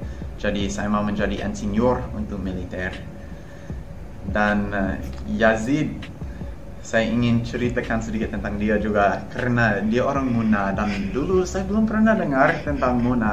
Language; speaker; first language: Indonesian; non-native, fluent; English